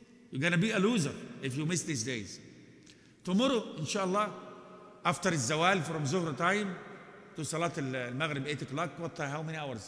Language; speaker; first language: English; non-native, fluent; Arabic